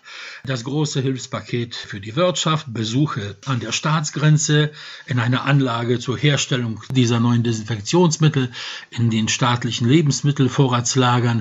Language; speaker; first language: German; non-native, fluent; Polish